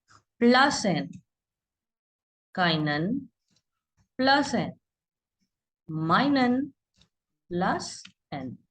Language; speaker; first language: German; non-native, learner; Hindi